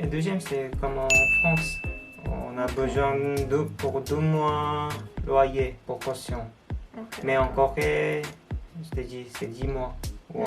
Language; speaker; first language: French; non-native, learner; Korean